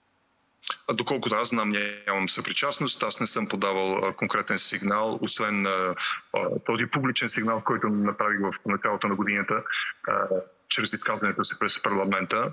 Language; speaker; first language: Bulgarian; native; Bulgarian